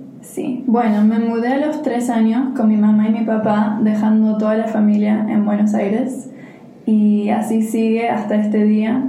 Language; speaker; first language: Spanish; early bilingual, heritage; Spanish